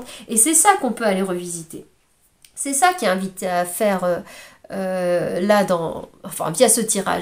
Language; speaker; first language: French; native; French